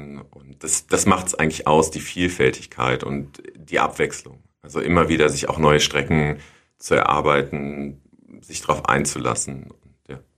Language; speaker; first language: German; native; German